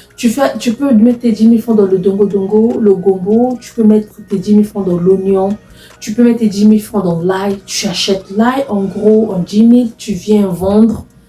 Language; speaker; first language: French; non-native, local second language; Lingala